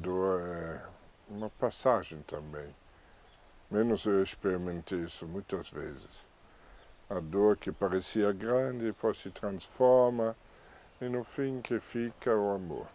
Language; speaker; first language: Portuguese; non-native, fluent; German